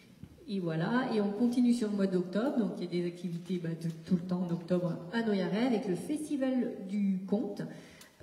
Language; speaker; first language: French; native; French